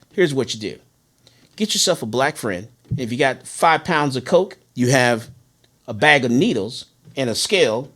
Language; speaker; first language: English; native; English